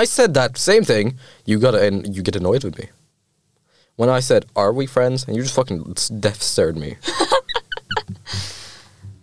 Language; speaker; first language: English; non-native, fluent; Norwegian